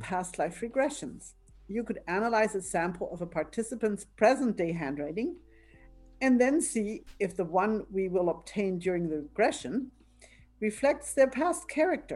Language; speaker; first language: English; non-native, fluent; German